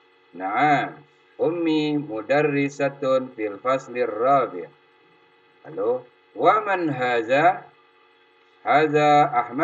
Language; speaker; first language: Arabic; non-native, fluent; Indonesian